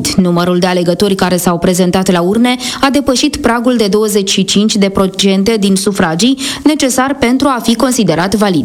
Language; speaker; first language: Romanian; native; Romanian